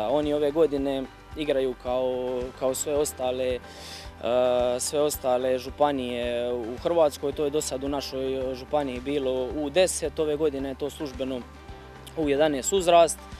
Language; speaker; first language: Croatian; native; Croatian